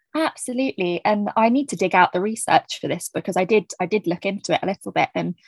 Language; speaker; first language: English; native; English